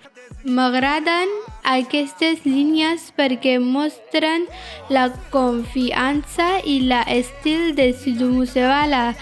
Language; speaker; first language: Catalan; non-native, learner; Punjabi